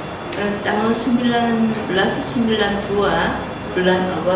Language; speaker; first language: Indonesian; non-native, learner; Korean